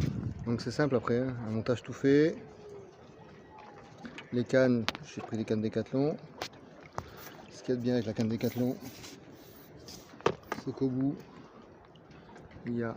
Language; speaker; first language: French; native; French